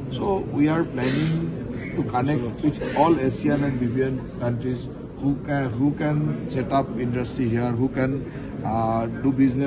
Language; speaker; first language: English; non-native, local second language; Assamese